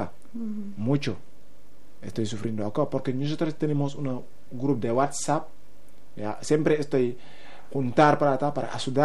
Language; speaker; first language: Spanish; non-native, learner; Wolof